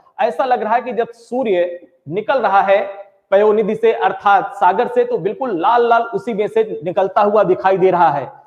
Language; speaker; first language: Hindi; native; Hindi